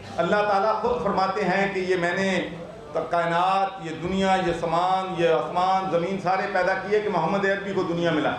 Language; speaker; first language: Urdu; non-native, local second language; Punjabi